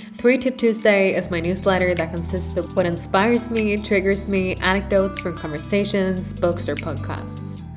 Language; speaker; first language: English; non-native, fluent; Norwegian